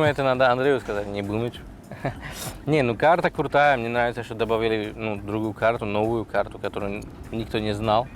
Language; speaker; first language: Russian; non-native, fluent; Slovak